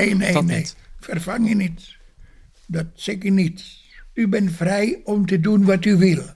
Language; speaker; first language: Dutch; non-native, fluent; Italian